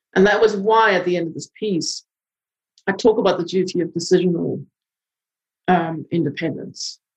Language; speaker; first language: English; native; English